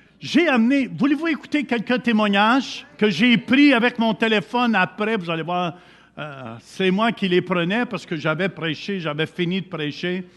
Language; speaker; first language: French; native; French